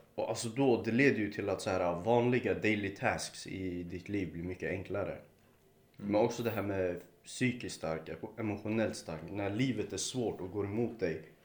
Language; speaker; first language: Swedish; early bilingual, other home language; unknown